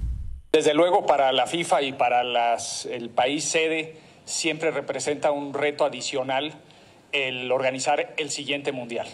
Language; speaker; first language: Spanish; native; Spanish